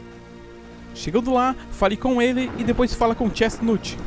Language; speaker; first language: Portuguese; native; Portuguese